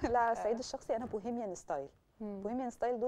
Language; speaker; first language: Arabic; native; Arabic